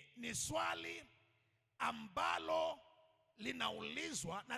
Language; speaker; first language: English; non-native, local second language; Swahili